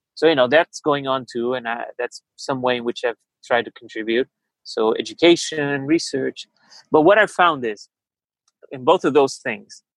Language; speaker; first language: English; early bilingual, other home language; Portuguese